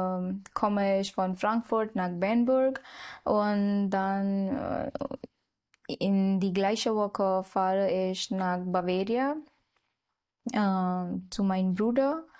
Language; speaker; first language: German; non-native, learner; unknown